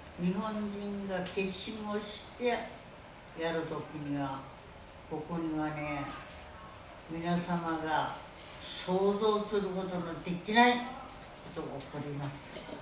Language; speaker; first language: Japanese; non-native, fluent; Korean